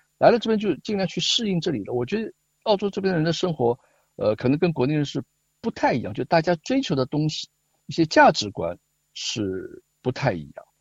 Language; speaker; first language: Chinese; native; Chinese